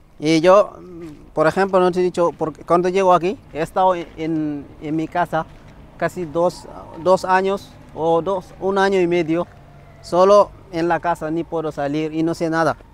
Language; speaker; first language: Spanish; non-native, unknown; Wolof